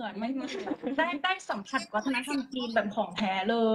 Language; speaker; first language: Thai; native; Thai